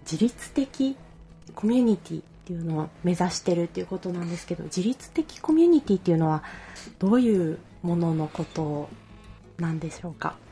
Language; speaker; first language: Japanese; native; Japanese